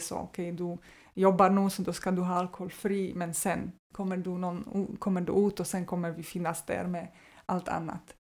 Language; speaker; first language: Swedish; non-native, fluent; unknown